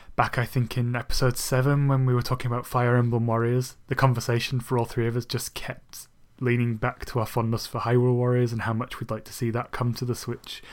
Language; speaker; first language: English; native; English